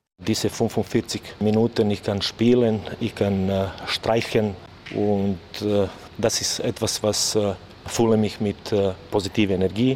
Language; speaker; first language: German; non-native, learner; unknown